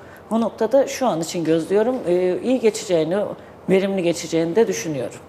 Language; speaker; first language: Turkish; native; Turkish